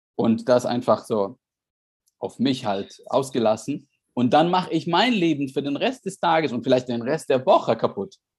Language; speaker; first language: German; non-native, fluent; Arabic